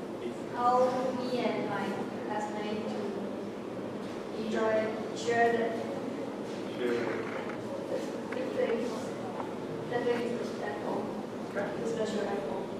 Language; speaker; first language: English; non-native, learner; Chinese